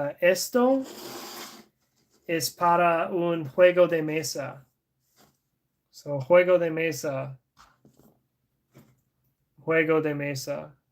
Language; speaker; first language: Spanish; non-native, learner; English